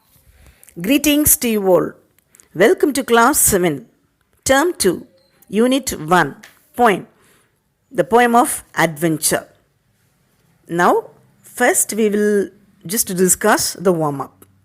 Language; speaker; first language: English; non-native, local second language; Tamil